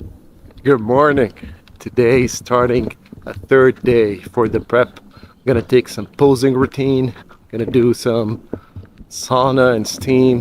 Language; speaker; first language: English; non-native, fluent; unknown